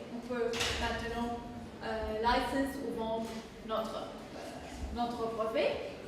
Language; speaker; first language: French; non-native, fluent; English